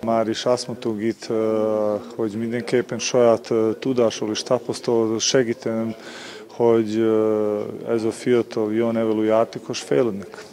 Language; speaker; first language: Hungarian; non-native, learner; Serbian